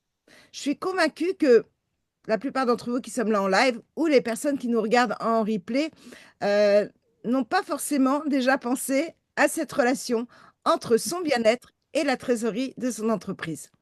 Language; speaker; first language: French; native; French